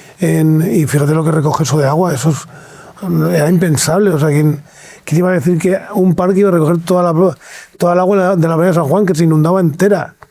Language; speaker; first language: Spanish; native; Spanish